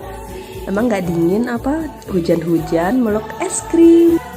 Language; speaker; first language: Indonesian; native; Indonesian